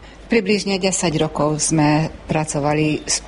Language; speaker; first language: Slovak; non-native, local second language; Hungarian